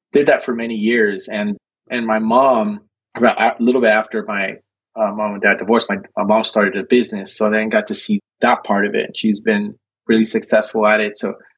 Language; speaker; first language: English; early bilingual, other home language; Spanish